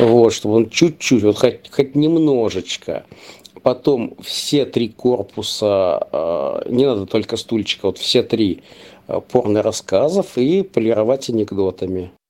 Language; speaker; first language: Russian; native; Russian